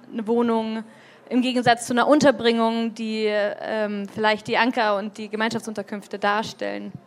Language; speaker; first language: German; native; German